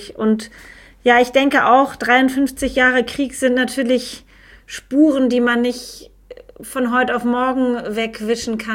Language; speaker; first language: German; native; German